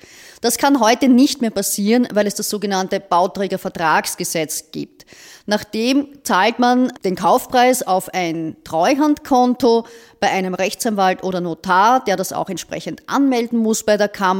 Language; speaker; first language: German; native; German